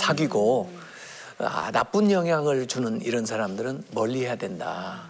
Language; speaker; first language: Korean; native; Korean